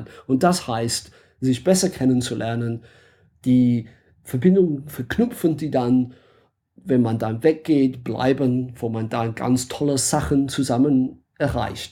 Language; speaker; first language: German; non-native, fluent; English